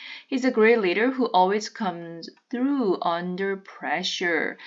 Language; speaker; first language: English; non-native, fluent; Korean